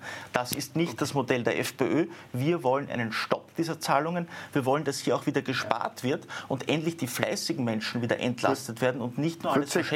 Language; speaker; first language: German; native; German